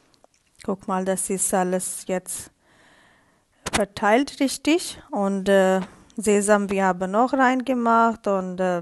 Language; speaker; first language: German; non-native, learner; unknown